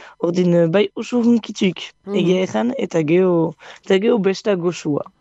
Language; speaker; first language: Basque; native; Basque